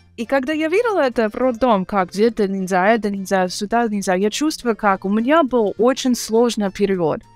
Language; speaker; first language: Russian; non-native, learner; English